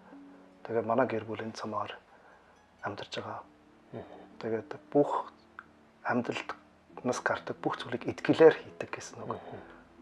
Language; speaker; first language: Mongolian; non-native, fluent; German